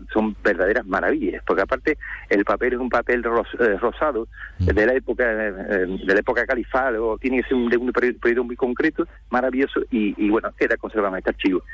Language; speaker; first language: Spanish; native; Spanish